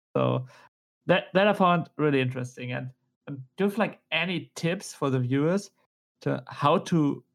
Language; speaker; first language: English; non-native, fluent; German